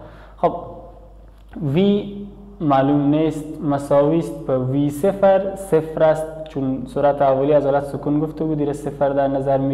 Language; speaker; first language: Persian; native; Persian